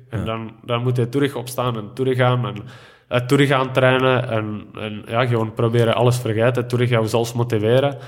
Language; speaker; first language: Dutch; non-native, fluent; Czech